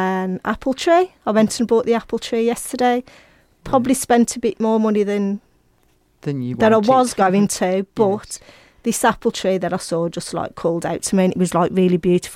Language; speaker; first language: English; native; English